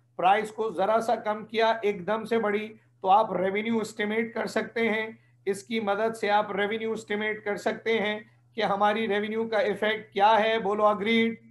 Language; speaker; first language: Hindi; native; Hindi